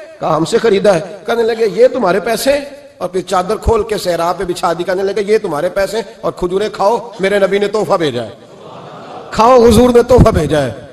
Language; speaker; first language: Urdu; non-native, local second language; Punjabi